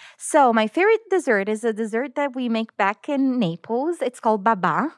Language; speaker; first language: English; non-native, fluent; Italian